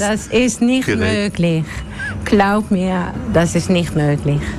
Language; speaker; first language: German; non-native, learner; Dutch